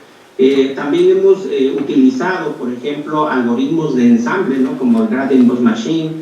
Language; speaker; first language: Spanish; native; Spanish